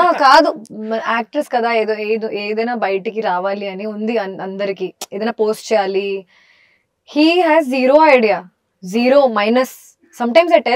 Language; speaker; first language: Telugu; non-native, local second language; Hindi